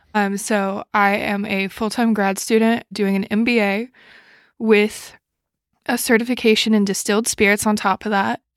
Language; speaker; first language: English; native; English